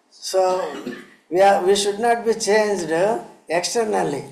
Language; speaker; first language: English; non-native, local second language; Telugu